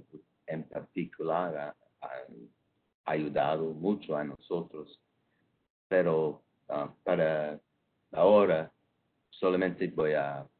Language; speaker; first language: Spanish; non-native, fluent; English